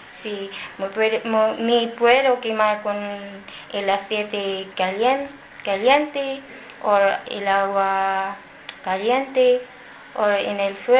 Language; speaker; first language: Spanish; non-native, learner; Filipino